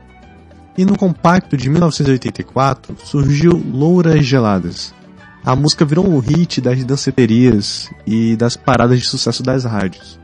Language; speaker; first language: Portuguese; native; Portuguese